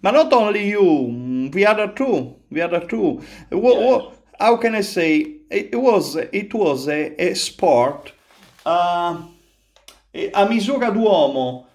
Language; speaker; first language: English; non-native, learner; Italian